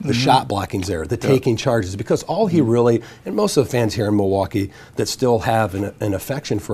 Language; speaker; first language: English; native; English